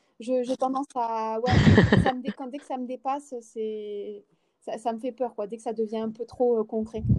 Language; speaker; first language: French; native; French